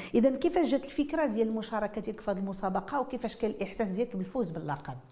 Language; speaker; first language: Arabic; native; Arabic